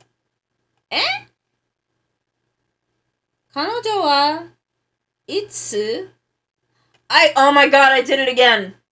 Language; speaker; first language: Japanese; non-native, learner; English